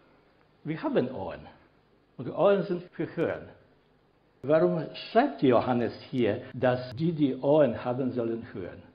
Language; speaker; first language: German; non-native, fluent; Polish